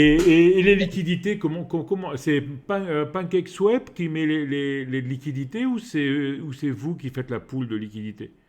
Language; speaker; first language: French; native; French